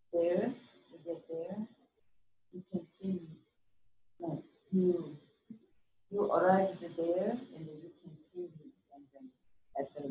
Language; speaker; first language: English; non-native, learner; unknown